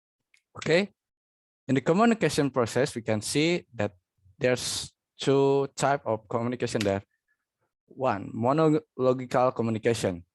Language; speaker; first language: English; non-native, learner; Indonesian